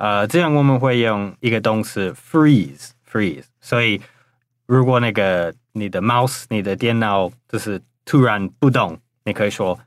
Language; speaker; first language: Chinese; non-native, fluent; English